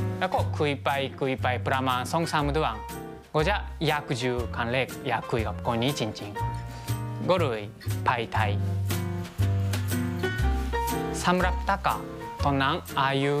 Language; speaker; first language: Thai; non-native, learner; Japanese